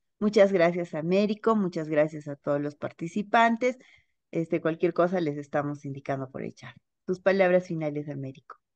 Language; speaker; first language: Spanish; native; Spanish